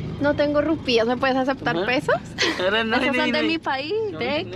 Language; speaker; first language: Spanish; native; Spanish